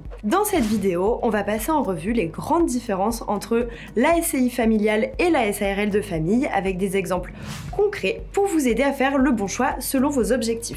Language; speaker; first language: French; native; French